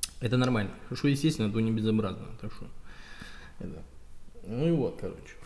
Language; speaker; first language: Russian; native; Russian